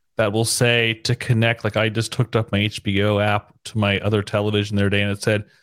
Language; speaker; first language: English; native; English